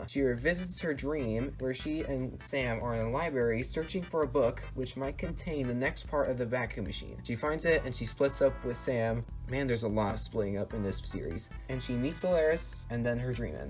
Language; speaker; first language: English; native; English